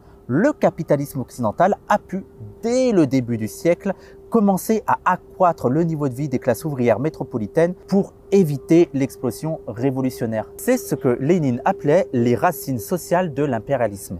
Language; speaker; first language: French; native; French